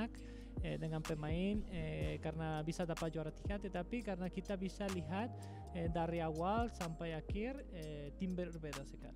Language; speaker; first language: Indonesian; non-native, fluent; Spanish